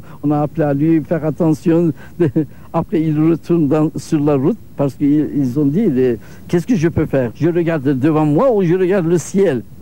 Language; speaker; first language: French; non-native, learner; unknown